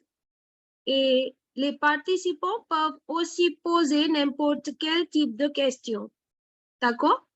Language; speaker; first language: French; non-native, fluent; Hindi